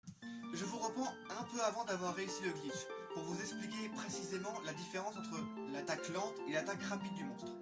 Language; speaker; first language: French; native; French